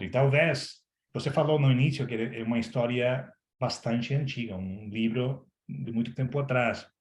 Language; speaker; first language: Portuguese; non-native, fluent; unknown